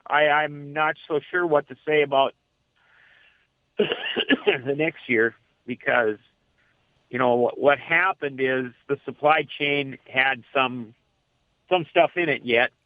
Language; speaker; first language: English; native; English